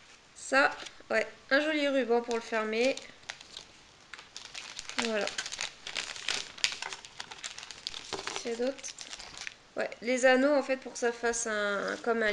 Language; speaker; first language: French; native; French